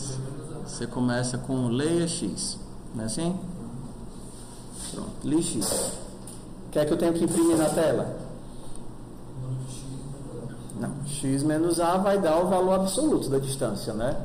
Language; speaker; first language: Portuguese; native; Portuguese